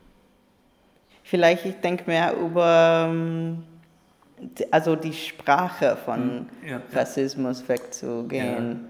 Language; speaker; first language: German; non-native, learner; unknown